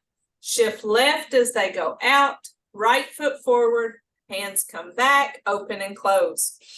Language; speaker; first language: English; native; English